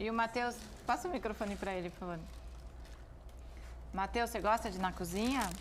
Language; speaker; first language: Portuguese; native; Portuguese